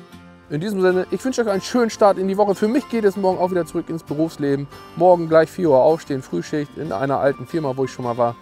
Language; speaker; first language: German; native; German